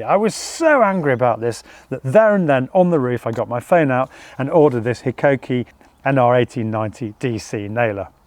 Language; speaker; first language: English; native; English